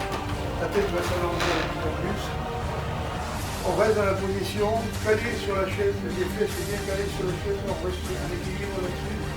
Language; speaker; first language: French; native; French